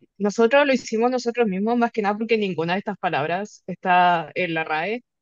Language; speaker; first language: Spanish; native; Spanish